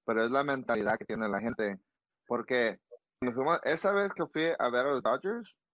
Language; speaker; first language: Spanish; early bilingual, heritage; Spanish